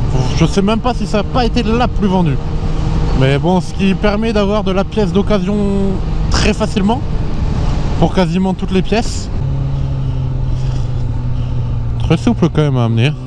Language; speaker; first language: French; native; French